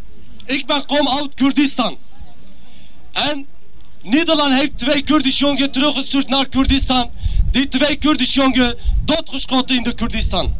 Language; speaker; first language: Dutch; non-native, learner; Kurdish